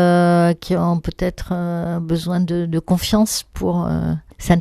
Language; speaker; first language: French; native; French